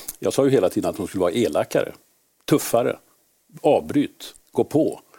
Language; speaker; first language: Swedish; native; Swedish